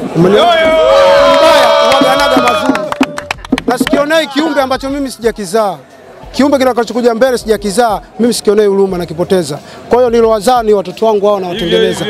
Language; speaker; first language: Swahili; native; Swahili